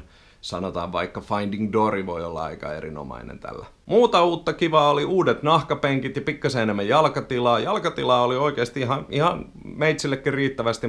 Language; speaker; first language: Finnish; native; Finnish